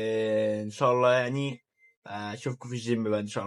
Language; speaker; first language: Arabic; native; Arabic